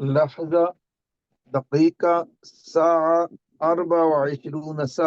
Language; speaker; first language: Arabic; non-native, learner; Urdu